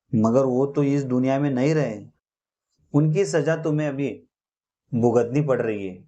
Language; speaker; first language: Hindi; non-native, local second language; Marathi